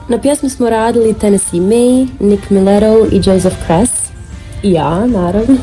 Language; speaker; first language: Bosnian; native; Bosnian